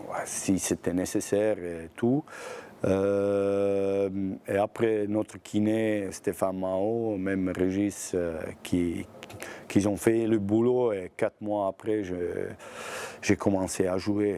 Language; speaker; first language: French; non-native, fluent; Bosnian